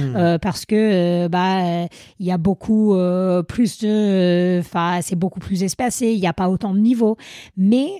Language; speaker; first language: French; non-native, fluent; English